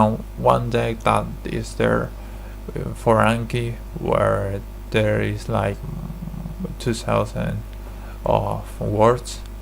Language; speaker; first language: English; non-native, learner; Spanish